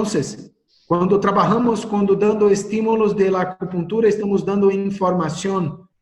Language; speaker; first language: Spanish; non-native, learner; Portuguese